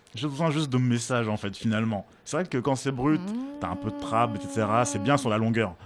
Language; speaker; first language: French; native; French